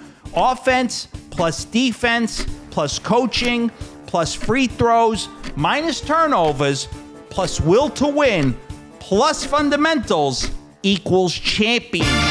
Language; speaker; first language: English; native; English